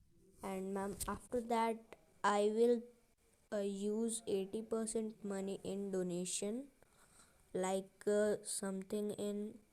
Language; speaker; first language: English; non-native, learner; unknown